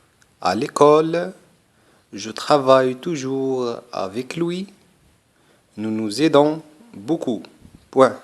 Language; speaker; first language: French; non-native, fluent; Arabic